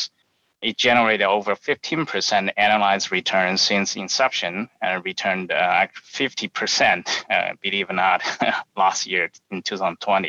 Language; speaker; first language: English; non-native, fluent; Chinese